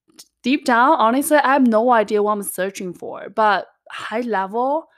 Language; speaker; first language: English; non-native, fluent; Chinese